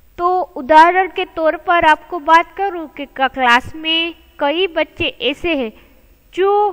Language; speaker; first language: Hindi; non-native, local second language; Gujarati